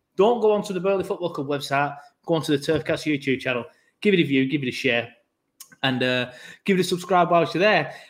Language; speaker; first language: English; native; English